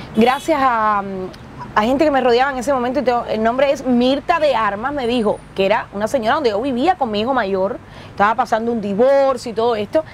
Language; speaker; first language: Spanish; native; Spanish